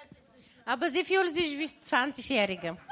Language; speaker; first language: German; non-native, learner; Bulgarian